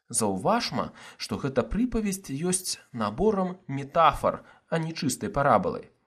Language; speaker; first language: Belarusian; non-native, local second language; Russian